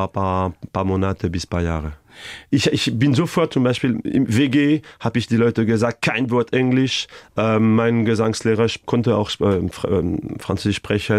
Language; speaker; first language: German; non-native, fluent; French